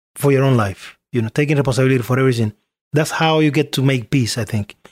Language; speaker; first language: English; non-native, fluent; Spanish